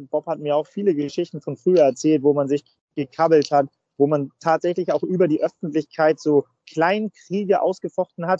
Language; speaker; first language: German; native; German